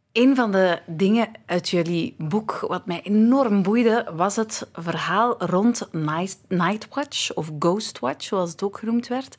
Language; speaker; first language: Dutch; native; Dutch